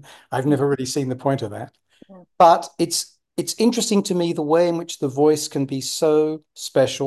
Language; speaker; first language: English; native; English